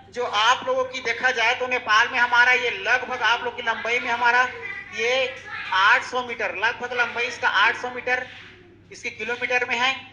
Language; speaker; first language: Hindi; native; Hindi